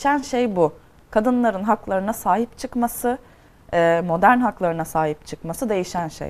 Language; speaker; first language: Turkish; native; Turkish